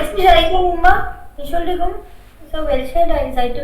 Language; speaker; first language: German; non-native, learner; Hindi